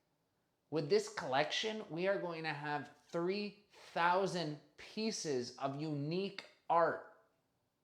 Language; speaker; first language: English; native; English